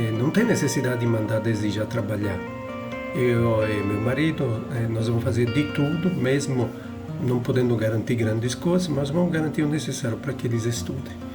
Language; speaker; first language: Portuguese; non-native, fluent; Italian